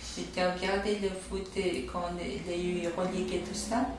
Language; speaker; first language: French; non-native, fluent; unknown